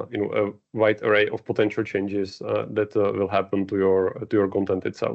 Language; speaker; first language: English; non-native, fluent; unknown